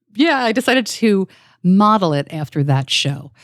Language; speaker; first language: English; native; English